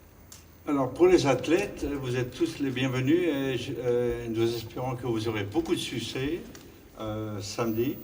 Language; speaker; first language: French; non-native, fluent; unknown